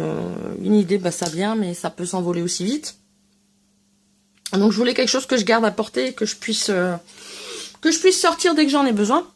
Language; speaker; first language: French; native; French